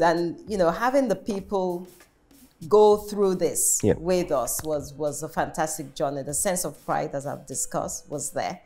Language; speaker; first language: English; non-native, local second language; Yoruba